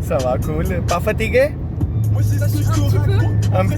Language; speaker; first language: French; non-native, learner; Hindi